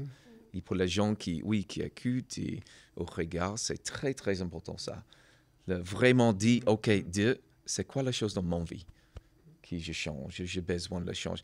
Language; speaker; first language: French; non-native, learner; English